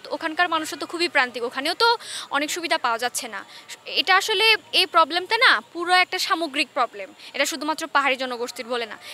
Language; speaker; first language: Bangla; non-native, local second language; Chakma